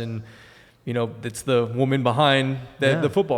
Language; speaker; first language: English; native; English